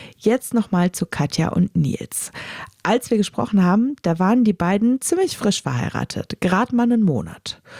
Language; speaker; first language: German; native; German